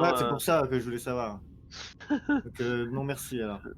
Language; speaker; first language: French; native; French